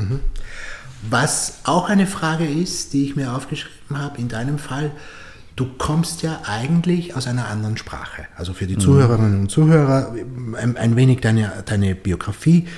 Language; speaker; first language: German; native; German